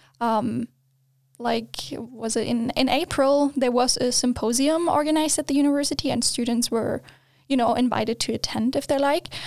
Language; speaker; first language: English; non-native, fluent; German